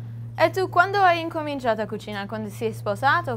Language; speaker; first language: Italian; early bilingual, heritage; English